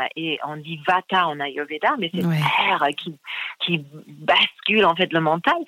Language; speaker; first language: French; non-native, fluent; English